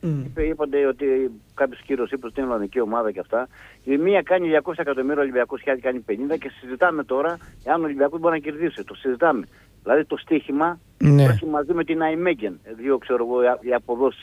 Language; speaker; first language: Greek; native; Greek